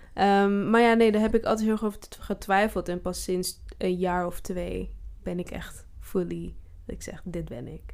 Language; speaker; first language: Dutch; early bilingual, other home language; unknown